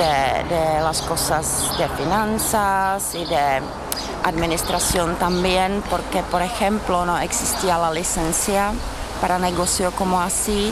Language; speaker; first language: Spanish; non-native, fluent; Czech